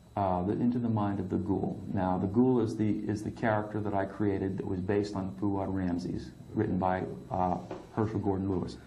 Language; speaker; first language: English; native; English